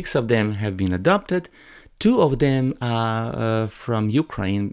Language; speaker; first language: English; non-native, fluent; Croatian